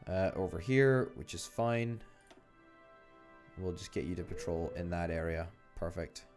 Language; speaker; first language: English; native; English